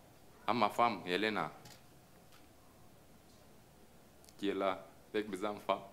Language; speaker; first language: French; non-native, fluent; Romanian